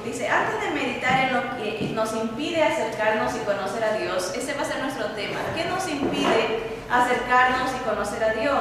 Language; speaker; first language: Spanish; native; Spanish